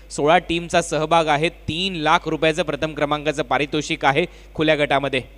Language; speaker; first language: Marathi; native; Marathi